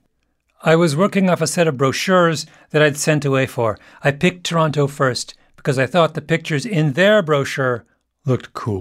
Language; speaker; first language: English; native; English